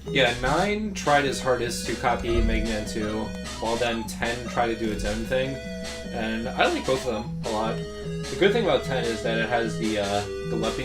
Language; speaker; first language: English; native; English